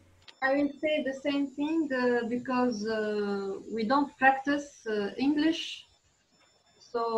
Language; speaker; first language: English; non-native, learner; Arabic